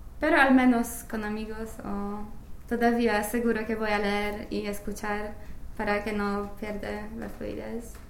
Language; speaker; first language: Spanish; non-native, fluent; English